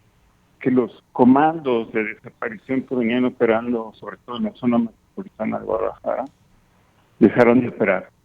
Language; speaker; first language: Spanish; native; Spanish